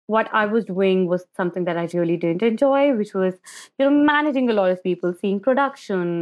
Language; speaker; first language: English; non-native, local second language; Hindi